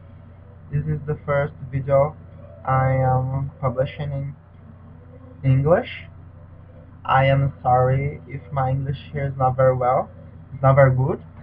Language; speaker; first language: English; non-native, learner; Portuguese